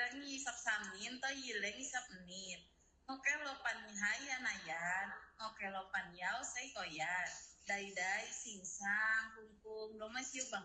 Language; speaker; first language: Cantonese; non-native, learner; Indonesian